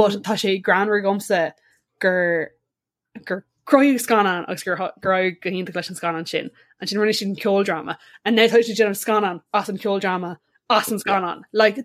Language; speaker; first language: Irish; non-native, local second language; English